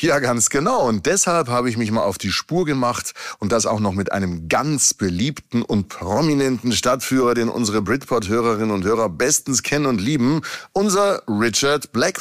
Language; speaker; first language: German; native; German